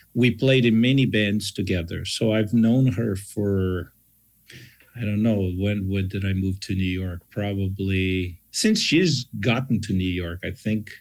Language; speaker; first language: English; non-native, fluent; Portuguese